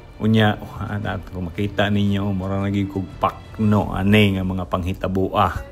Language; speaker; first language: Cebuano; native; Cebuano